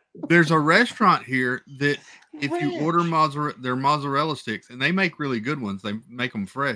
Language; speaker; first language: English; native; English